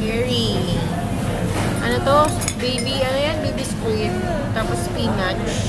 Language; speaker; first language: Filipino; native; Filipino